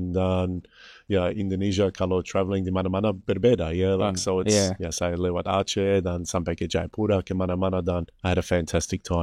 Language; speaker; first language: Indonesian; non-native, fluent; English